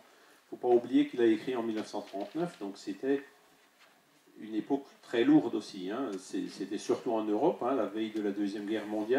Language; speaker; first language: French; native; French